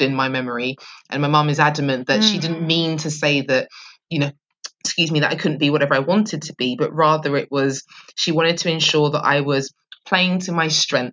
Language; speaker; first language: English; native; English